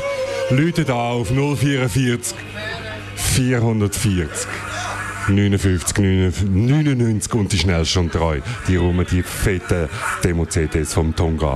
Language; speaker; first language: German; native; German